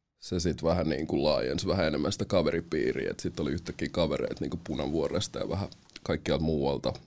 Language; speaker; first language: Finnish; early bilingual, other home language; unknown